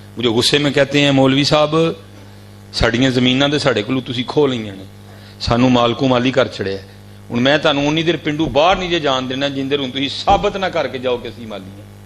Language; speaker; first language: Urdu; non-native, local second language; Punjabi